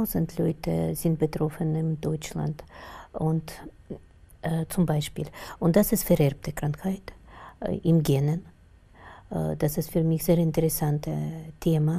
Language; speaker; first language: German; non-native, learner; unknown